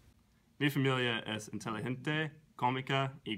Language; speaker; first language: Spanish; non-native, learner; English